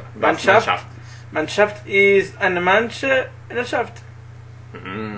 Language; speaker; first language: German; non-native, learner; Portuguese